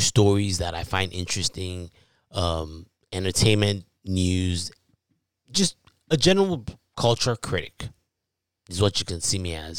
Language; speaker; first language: English; non-native, local second language; Yoruba